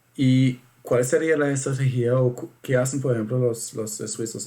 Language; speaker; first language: Spanish; non-native, fluent; German